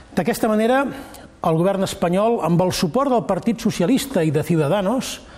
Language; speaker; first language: Catalan; native; Catalan